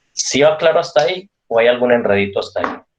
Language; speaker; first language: Spanish; native; Spanish